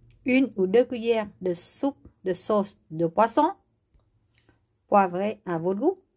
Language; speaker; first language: French; non-native, learner; Vietnamese